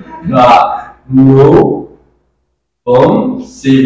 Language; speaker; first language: Portuguese; non-native, fluent; Chinese